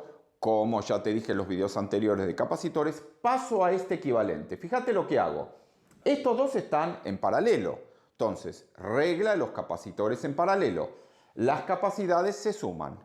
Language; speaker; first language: Spanish; native; Spanish